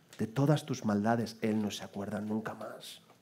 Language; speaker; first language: Spanish; native; Spanish